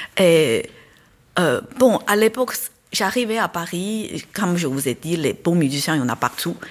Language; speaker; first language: French; non-native, fluent; Chinese